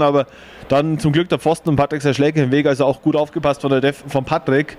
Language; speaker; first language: German; native; German